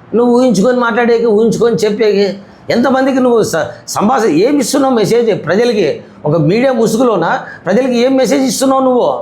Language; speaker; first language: Telugu; native; Telugu